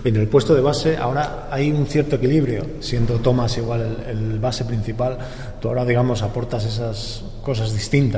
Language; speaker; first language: Spanish; native; Spanish